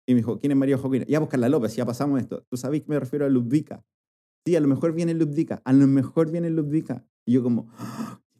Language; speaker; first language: Spanish; native; Spanish